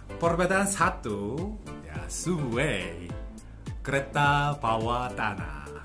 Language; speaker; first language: Indonesian; non-native, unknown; Korean